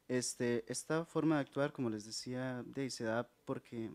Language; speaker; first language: Spanish; native; Spanish